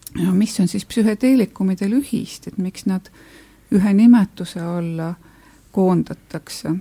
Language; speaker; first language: Estonian; native; Estonian